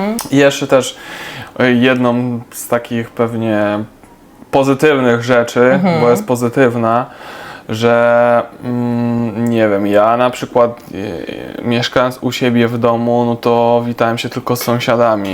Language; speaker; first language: Polish; non-native, fluent; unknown